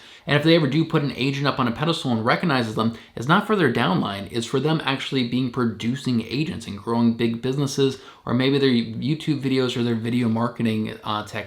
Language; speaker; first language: English; native; English